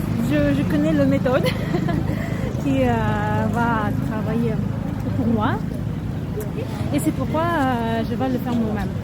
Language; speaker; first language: French; non-native, learner; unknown